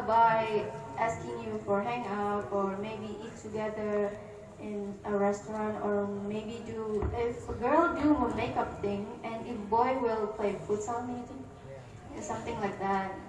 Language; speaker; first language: English; non-native, learner; Indonesian